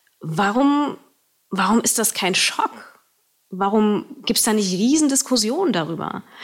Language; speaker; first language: German; early bilingual, other home language; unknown